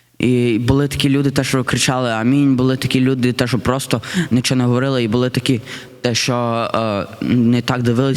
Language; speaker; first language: Ukrainian; early bilingual, heritage; Ukrainian